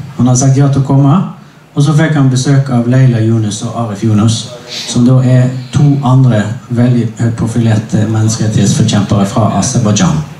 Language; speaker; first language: Norwegian; native; Norwegian